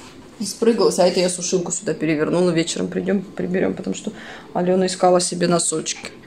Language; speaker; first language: Russian; native; Russian